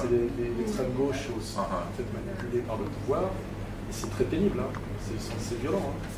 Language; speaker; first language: French; native; French